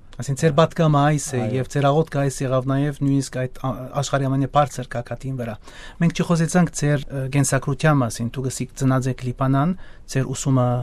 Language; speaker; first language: Armenian; early bilingual, heritage; Armenian